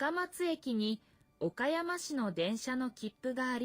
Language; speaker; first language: Japanese; non-native, learner; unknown